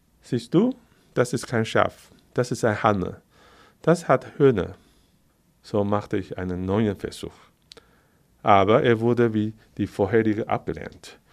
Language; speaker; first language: German; non-native, fluent; Chinese